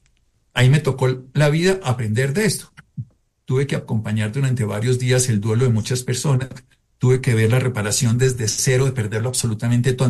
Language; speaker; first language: Spanish; native; Spanish